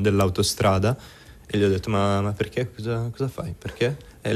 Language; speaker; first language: Italian; native; Italian